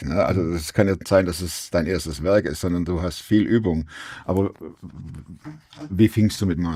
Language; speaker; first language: German; native; German